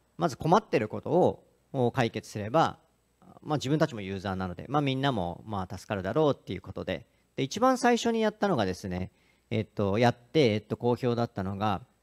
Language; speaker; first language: Japanese; native; Japanese